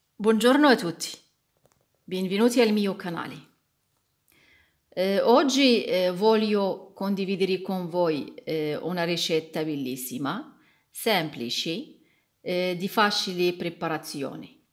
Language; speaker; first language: Italian; non-native, learner; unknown